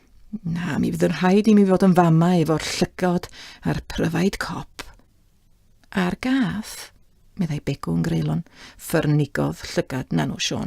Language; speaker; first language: Welsh; native; Welsh